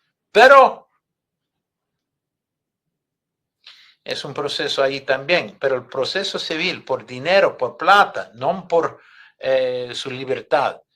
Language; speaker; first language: Spanish; non-native, fluent; English